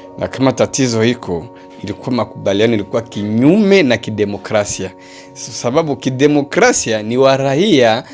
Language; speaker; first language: Swahili; native; Swahili